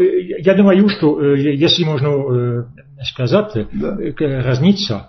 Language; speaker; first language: Russian; non-native, fluent; French